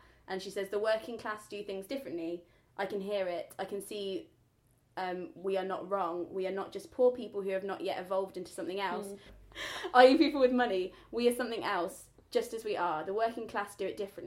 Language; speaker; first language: English; native; English